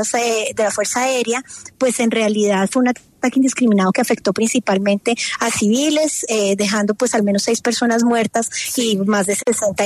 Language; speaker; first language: Spanish; native; Spanish